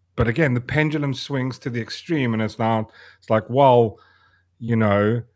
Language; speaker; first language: English; native; English